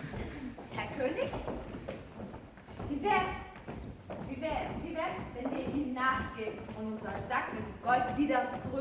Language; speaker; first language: German; non-native, learner; Mongolian